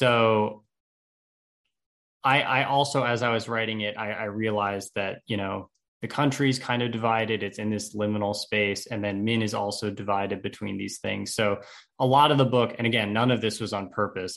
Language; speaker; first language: English; native; English